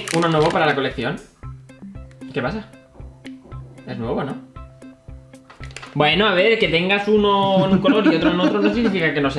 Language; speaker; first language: Spanish; native; Spanish